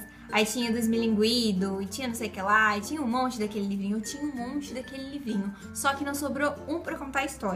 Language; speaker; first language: Portuguese; native; Portuguese